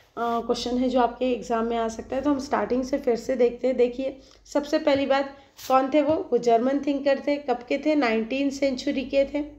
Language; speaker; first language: Hindi; non-native, local second language; Marathi